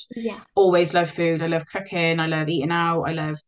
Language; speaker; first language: English; native; English